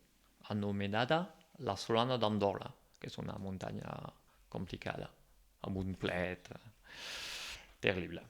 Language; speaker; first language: Catalan; non-native, local second language; French